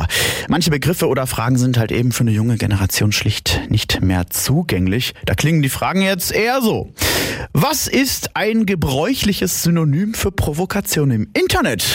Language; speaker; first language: German; native; German